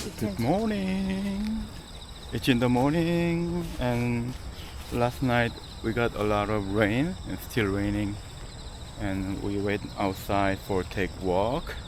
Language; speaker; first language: English; non-native, learner; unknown